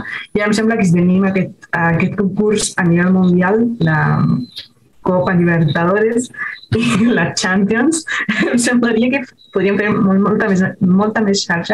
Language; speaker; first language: Catalan; non-native, fluent; Spanish